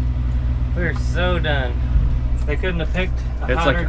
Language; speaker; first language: English; native; English